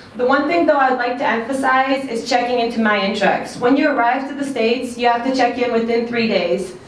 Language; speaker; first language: English; non-native, fluent; Serbian